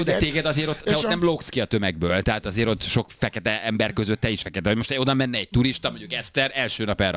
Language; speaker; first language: Hungarian; native; Hungarian